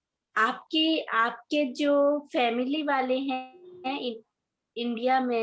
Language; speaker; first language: Hindi; native; Hindi